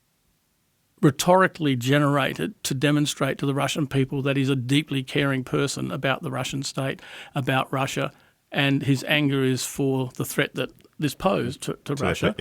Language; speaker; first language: English; native; English